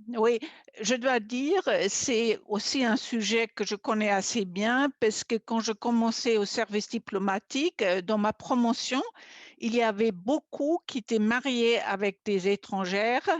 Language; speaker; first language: French; non-native, fluent; German